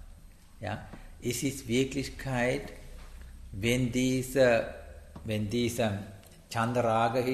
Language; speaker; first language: German; non-native, learner; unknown